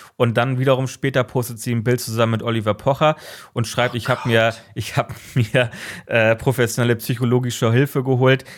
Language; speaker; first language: German; native; German